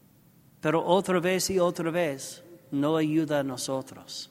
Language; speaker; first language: Spanish; non-native, learner; English